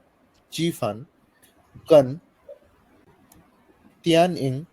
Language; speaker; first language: Chinese; non-native, learner; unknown